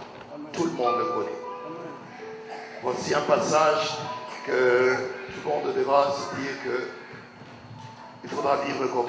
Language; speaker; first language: French; non-native, local second language; Lingala